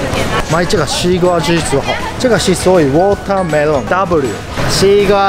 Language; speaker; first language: Chinese; non-native, fluent; Japanese